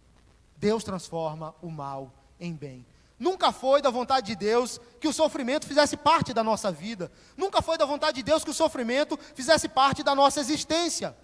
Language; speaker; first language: Portuguese; native; Portuguese